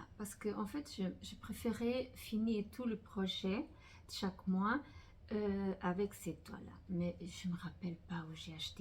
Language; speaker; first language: French; non-native, fluent; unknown